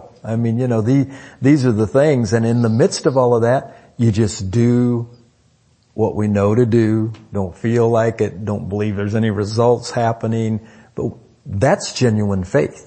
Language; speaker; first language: English; native; English